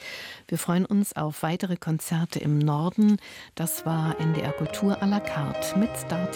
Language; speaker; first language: German; native; German